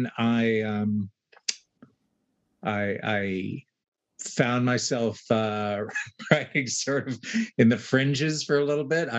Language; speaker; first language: English; native; English